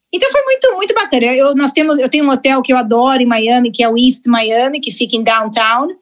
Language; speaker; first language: Portuguese; early bilingual, heritage; Portuguese